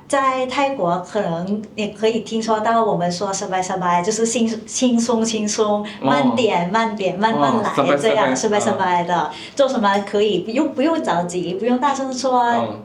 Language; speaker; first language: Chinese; non-native, fluent; Thai